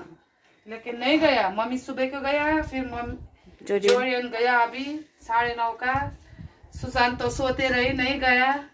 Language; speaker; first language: Hindi; non-native, local second language; Nepali